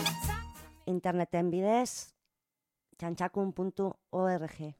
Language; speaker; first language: Basque; non-native, local second language; Spanish